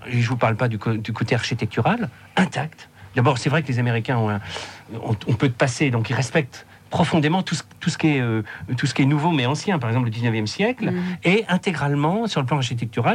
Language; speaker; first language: French; native; French